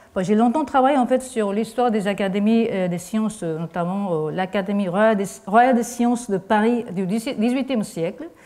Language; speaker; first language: French; non-native, fluent; Japanese